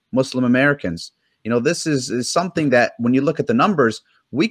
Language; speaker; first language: English; native; English